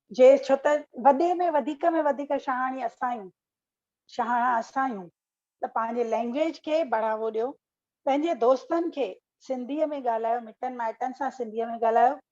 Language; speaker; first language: Sindhi; early bilingual, heritage; Sindhi